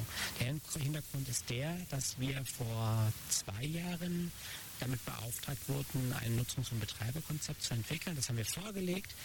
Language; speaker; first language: German; native; German